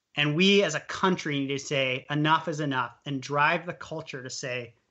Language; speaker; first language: English; native; English